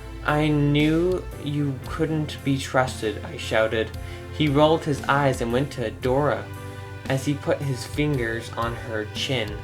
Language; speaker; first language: English; native; English